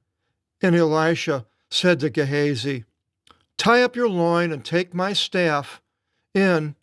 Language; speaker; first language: English; native; English